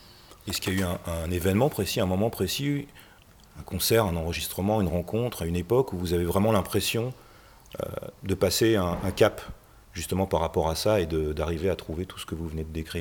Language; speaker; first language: French; native; French